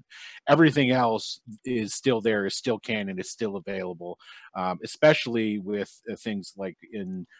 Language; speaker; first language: English; native; English